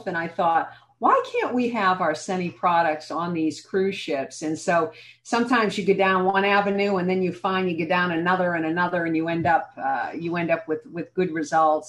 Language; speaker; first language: English; native; English